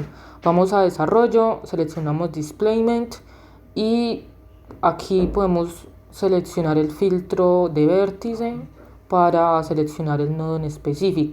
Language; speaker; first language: Spanish; native; Spanish